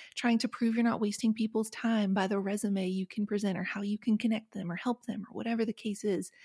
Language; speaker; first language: English; native; English